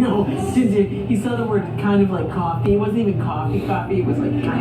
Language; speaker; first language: English; native; English